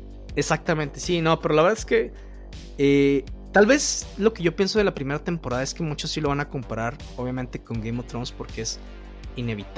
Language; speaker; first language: Spanish; native; Spanish